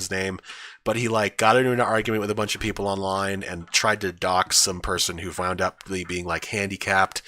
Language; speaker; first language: English; native; English